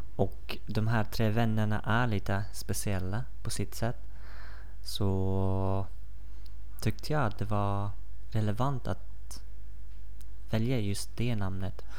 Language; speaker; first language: Swedish; non-native, fluent; Persian